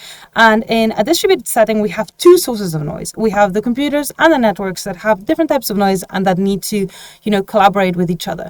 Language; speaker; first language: English; non-native, fluent; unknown